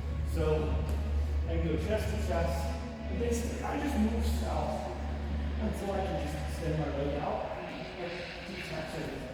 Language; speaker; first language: English; native; English